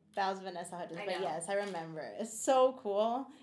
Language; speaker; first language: English; non-native, fluent; Portuguese